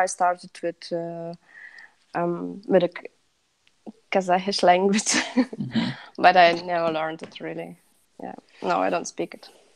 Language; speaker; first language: English; non-native, learner; Russian